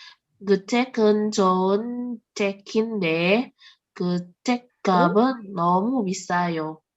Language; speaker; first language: Korean; non-native, learner; Indonesian